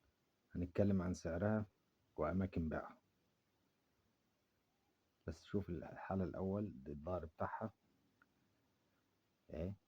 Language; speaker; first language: Arabic; native; Arabic